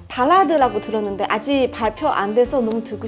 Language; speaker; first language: Korean; non-native, fluent; Chinese